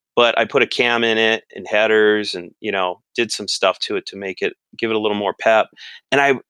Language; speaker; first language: English; native; English